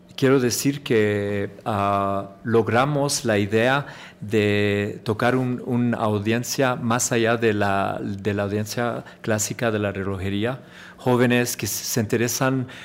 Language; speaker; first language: Spanish; early bilingual, heritage; Spanish